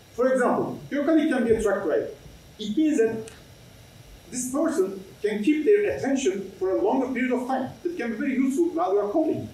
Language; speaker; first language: English; non-native, fluent; Turkish